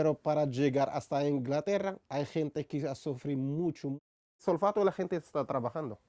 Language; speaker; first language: Spanish; non-native, learner; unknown